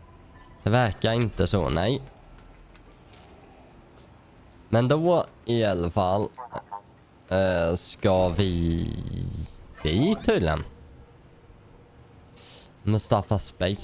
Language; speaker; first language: Swedish; native; Swedish